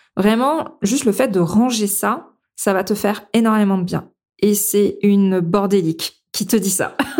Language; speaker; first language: French; native; French